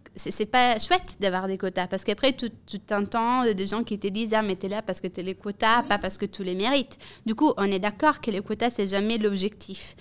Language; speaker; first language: French; non-native, fluent; Italian